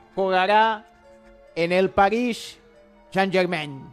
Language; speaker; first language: Spanish; non-native, fluent; English